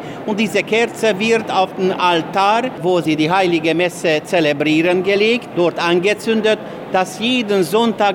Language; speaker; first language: German; non-native, fluent; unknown